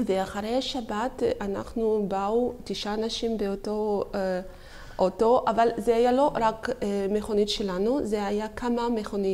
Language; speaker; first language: Hebrew; non-native, learner; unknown